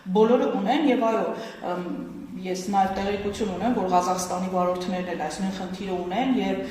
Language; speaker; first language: Armenian; native; Armenian